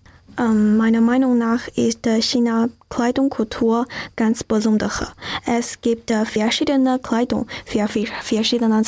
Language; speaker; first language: German; non-native, learner; Chinese